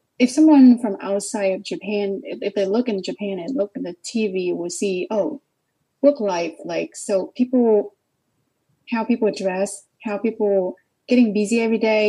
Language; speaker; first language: English; non-native, learner; Vietnamese